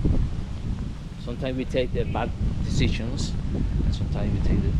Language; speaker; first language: English; non-native, fluent; Spanish